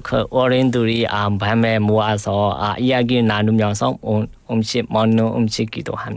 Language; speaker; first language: Korean; non-native, learner; Burmese